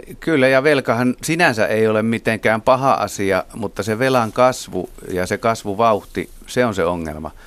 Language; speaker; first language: Finnish; native; Finnish